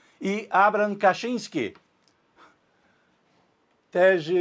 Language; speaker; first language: Polish; non-native, learner; Portuguese